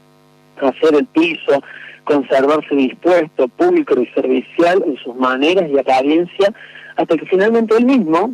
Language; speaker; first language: Spanish; native; Spanish